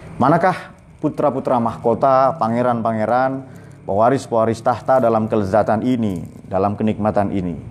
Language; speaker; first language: Indonesian; non-native, local second language; Madurese